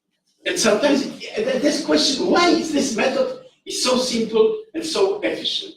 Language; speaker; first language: English; non-native, fluent; Polish